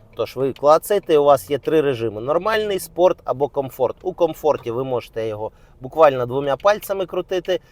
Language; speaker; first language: Ukrainian; non-native, local second language; Russian